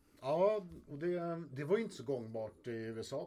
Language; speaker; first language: Swedish; native; Swedish